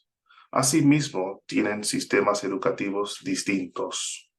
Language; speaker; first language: Spanish; non-native, fluent; English